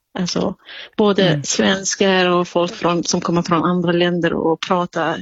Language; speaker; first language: Swedish; non-native, fluent; Central Kurdish